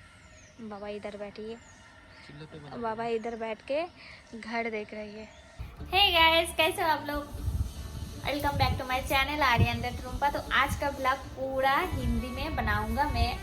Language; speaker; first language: Hindi; non-native, local second language; Bangla